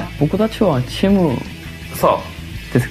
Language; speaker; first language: Japanese; non-native, learner; Korean